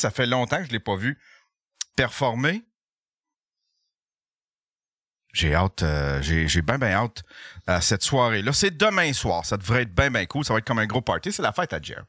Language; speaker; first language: French; native; French